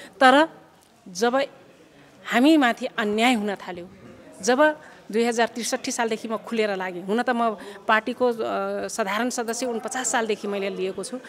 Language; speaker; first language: Nepali; non-native, local second language; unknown